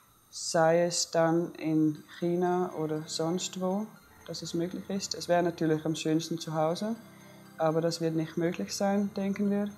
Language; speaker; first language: German; non-native, fluent; Danish